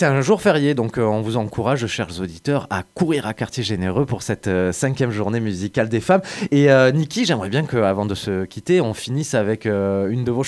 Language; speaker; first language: French; native; French